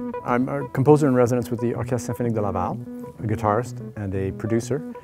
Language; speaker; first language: English; native; English